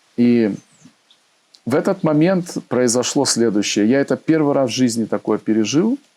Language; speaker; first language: Russian; native; Russian